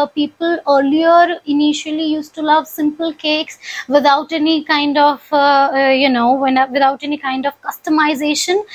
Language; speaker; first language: English; non-native, local second language; Punjabi